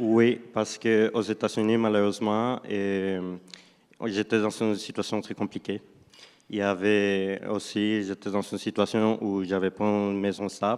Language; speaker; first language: French; non-native, fluent; Spanish